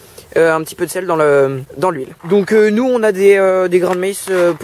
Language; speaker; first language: French; native; French